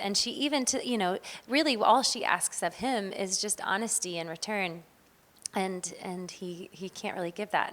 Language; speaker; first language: English; native; English